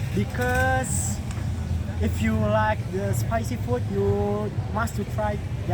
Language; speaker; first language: English; non-native, learner; Indonesian